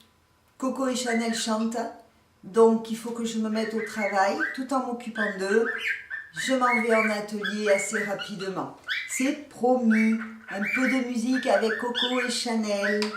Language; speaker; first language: French; native; French